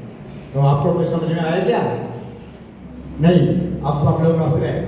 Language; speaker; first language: Hindi; non-native, local second language; Malayalam